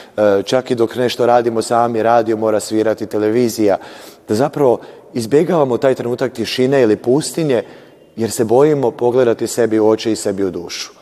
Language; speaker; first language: Croatian; native; Croatian